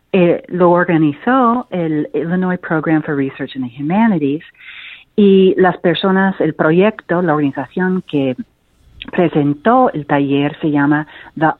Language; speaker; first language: Spanish; non-native, fluent; English